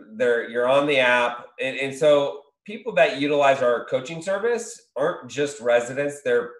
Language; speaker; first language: English; native; English